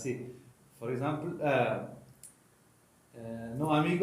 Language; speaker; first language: Spanish; non-native, learner; Arabic